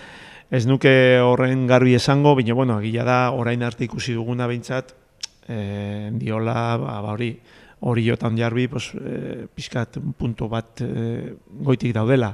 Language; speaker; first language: Basque; native; Basque